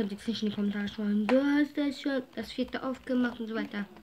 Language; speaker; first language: German; native; German